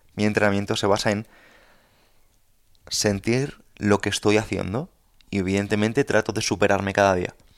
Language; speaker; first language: Spanish; native; Spanish